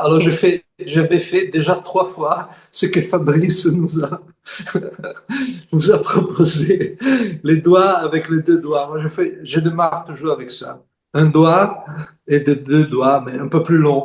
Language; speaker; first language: French; non-native, fluent; Italian